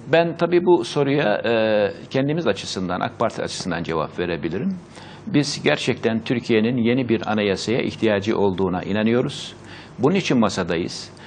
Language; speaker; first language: Turkish; native; Turkish